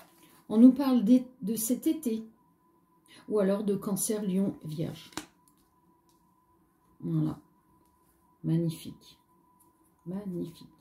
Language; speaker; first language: French; native; French